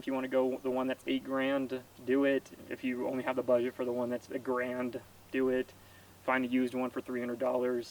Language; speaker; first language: English; native; English